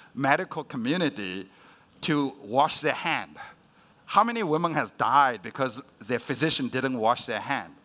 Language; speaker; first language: English; non-native, fluent; Chinese